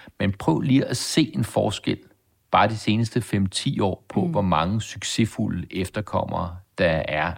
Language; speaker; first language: Danish; native; Danish